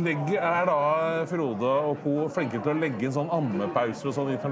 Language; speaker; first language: Norwegian; native; Norwegian